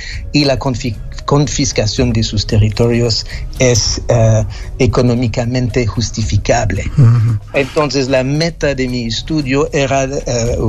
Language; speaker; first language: Spanish; non-native, fluent; French